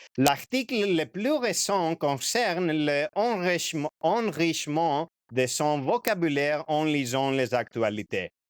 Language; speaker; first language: French; non-native, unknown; Greek